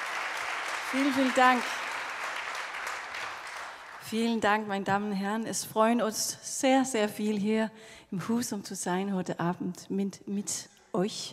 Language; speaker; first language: German; non-native, learner; Danish